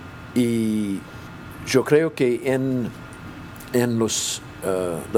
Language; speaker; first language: Spanish; non-native, fluent; English